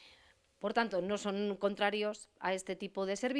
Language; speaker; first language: Spanish; native; Spanish